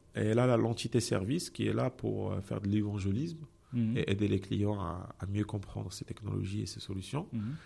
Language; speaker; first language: French; non-native, local second language; Arabic